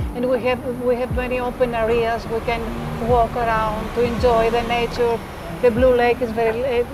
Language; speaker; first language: English; non-native, fluent; German